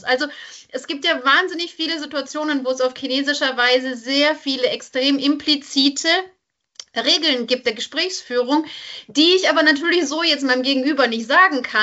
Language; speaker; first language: German; native; German